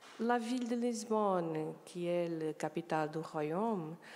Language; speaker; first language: French; non-native, learner; Portuguese